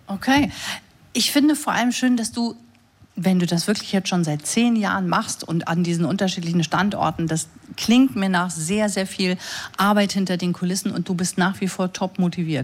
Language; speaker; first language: German; native; German